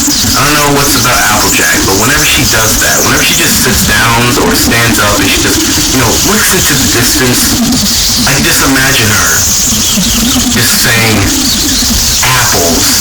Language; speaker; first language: English; native; English